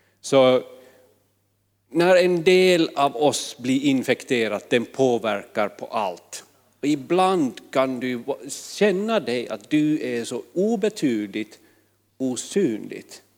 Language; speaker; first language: Swedish; non-native, fluent; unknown